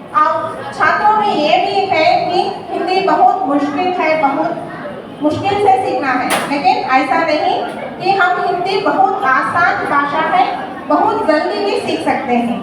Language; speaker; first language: Hindi; non-native, local second language; Telugu